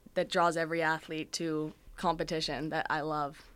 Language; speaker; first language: English; native; English